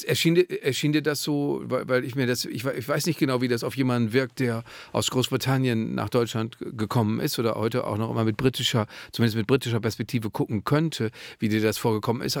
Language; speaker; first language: German; native; German